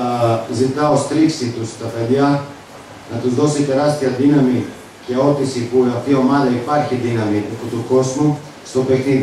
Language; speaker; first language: Greek; non-native, fluent; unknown